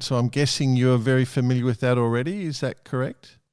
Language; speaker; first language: English; native; English